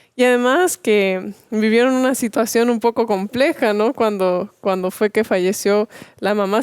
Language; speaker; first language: Spanish; native; Spanish